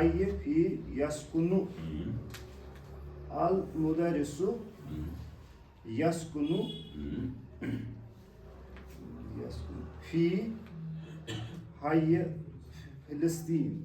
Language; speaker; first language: Arabic; non-native, learner; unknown